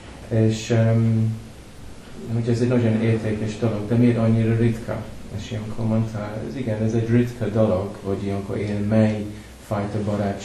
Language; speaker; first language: Hungarian; non-native, learner; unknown